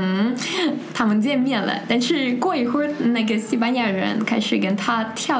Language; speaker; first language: Chinese; non-native, fluent; Russian